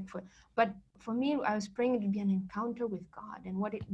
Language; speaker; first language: English; non-native, local second language; Kikuyu